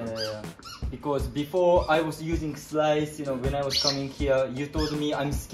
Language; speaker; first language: English; non-native, learner; Japanese